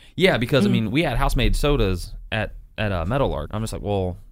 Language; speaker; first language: English; native; English